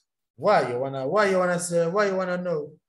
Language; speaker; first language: English; non-native, fluent; Arabic